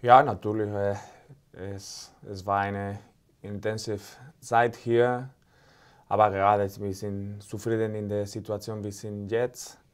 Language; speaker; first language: German; non-native, fluent; Spanish